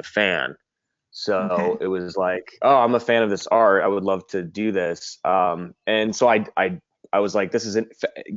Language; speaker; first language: English; native; English